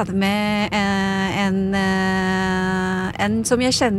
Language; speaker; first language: Norwegian; non-native, fluent; Filipino